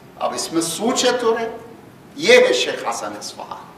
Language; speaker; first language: Urdu; non-native, learner; Persian